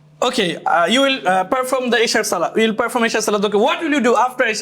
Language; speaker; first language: English; non-native, fluent; Bangla